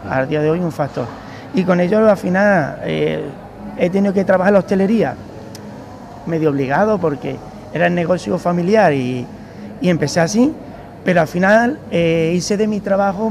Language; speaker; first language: Spanish; native; Spanish